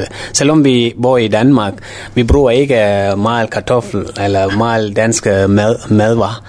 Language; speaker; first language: Danish; non-native, learner; Tamil